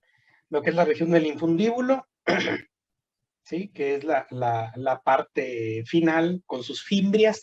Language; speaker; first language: Spanish; native; Spanish